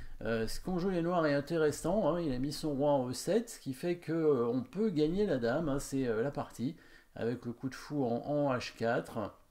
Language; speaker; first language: French; native; French